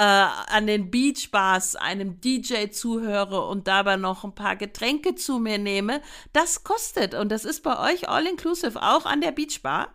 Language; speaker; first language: German; native; German